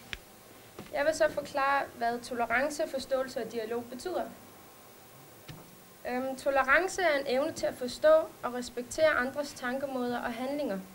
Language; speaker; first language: Danish; non-native, local second language; Kalaallisut